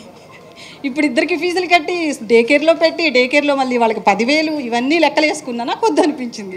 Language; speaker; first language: Telugu; native; Telugu